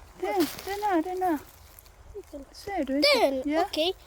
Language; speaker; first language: Swedish; non-native, learner; Thai